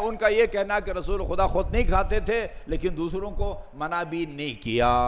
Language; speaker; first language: Urdu; non-native, local second language; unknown